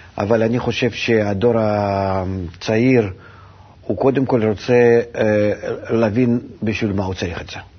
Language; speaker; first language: Hebrew; non-native, fluent; Russian